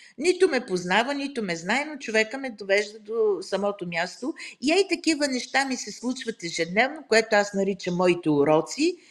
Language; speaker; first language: Bulgarian; native; Bulgarian